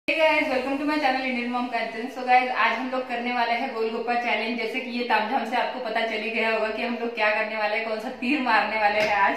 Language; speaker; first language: Hindi; non-native, local second language; Marathi